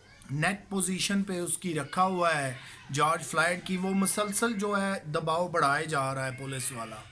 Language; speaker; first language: Urdu; native; Urdu